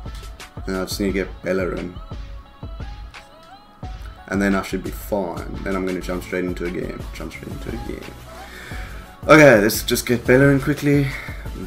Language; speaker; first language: English; native; English